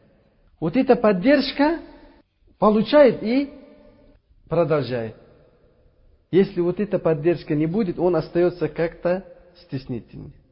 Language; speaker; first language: Russian; non-native, learner; Uzbek